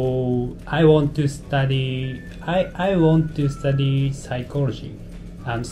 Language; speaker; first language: English; non-native, learner; Japanese